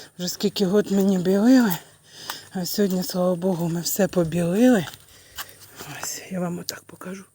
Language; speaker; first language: Ukrainian; native; Ukrainian